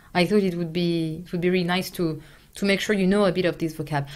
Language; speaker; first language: English; non-native, fluent; French